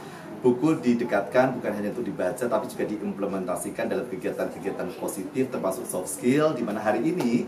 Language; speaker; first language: Indonesian; native; Indonesian